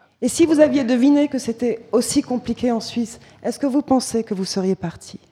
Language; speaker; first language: French; native; French